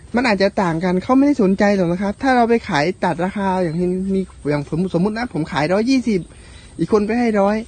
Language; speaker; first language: Thai; native; Thai